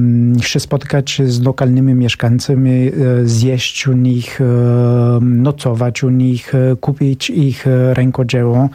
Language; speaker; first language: Polish; non-native, fluent; Romanian